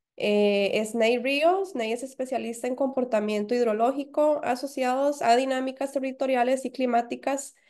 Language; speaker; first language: Spanish; native; Spanish